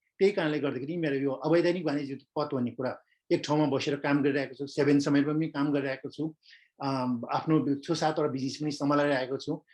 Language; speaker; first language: Nepali; non-native, local second language; Sherpa